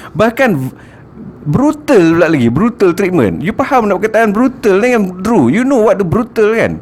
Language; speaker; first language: Malay; native; Malay